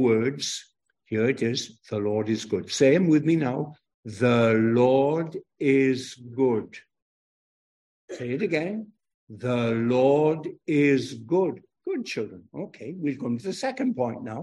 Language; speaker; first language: English; native; English